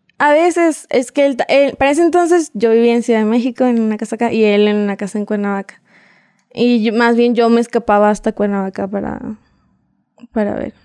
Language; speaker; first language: Spanish; native; Spanish